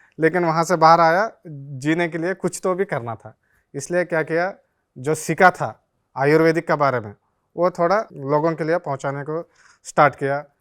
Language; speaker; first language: Hindi; non-native, local second language; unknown